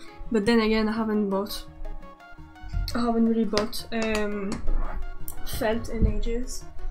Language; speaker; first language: English; non-native, fluent; French